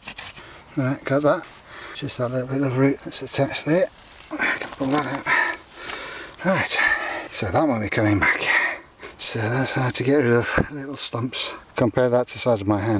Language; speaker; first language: English; native; English